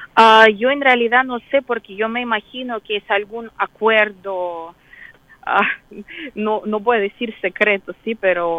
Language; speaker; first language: Spanish; non-native, fluent; Russian